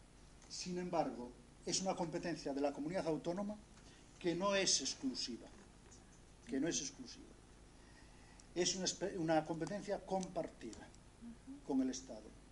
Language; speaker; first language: Spanish; native; Spanish